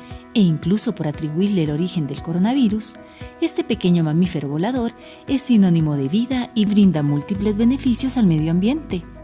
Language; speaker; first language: Spanish; native; Spanish